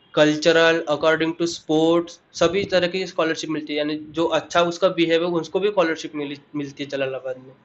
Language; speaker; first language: Hindi; non-native, local second language; Marathi